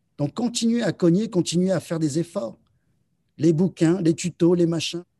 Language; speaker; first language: French; early bilingual, other home language; Chinese